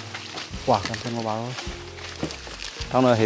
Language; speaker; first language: Vietnamese; native; Vietnamese